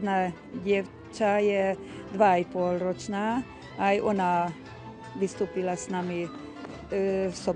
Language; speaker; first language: Slovak; non-native, local second language; Hungarian